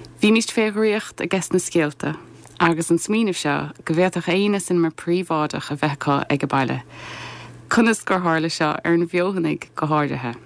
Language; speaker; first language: Irish; native; Irish